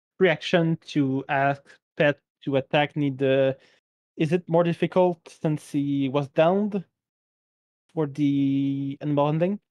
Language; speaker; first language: English; non-native, fluent; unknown